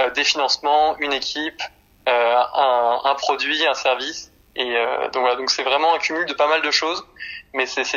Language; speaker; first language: French; native; French